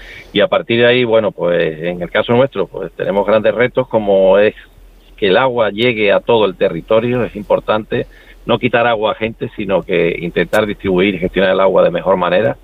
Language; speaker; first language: Spanish; native; Spanish